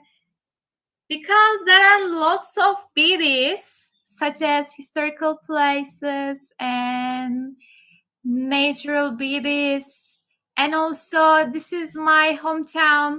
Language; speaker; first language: English; non-native, fluent; Turkish